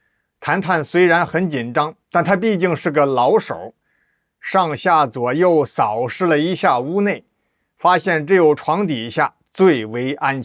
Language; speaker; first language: Chinese; native; Chinese